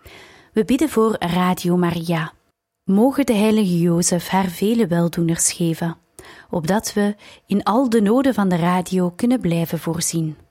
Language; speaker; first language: Dutch; native; Dutch